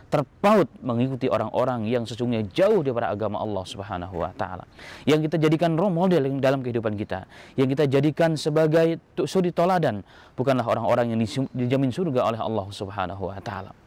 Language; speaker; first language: Indonesian; native; Indonesian